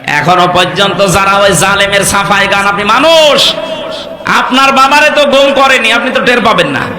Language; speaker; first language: Bangla; native; Bangla